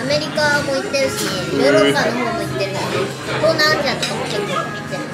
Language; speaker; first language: Japanese; native; Japanese